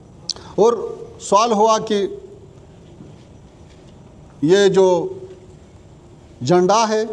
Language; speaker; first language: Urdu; non-native, learner; Pashto